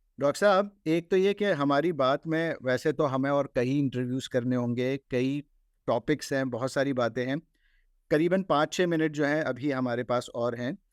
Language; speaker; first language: Urdu; native; Urdu